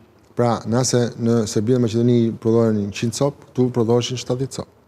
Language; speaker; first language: Albanian; native; Albanian